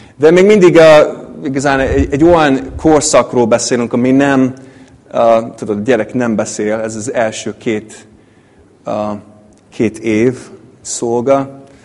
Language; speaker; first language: Hungarian; non-native, fluent; English